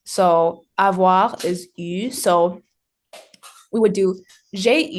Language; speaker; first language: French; non-native, learner; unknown